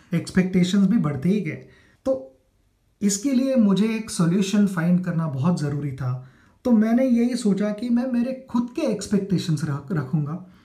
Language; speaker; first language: Hindi; non-native, local second language; Marathi